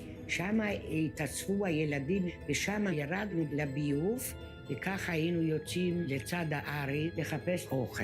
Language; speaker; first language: Hebrew; early bilingual, other home language; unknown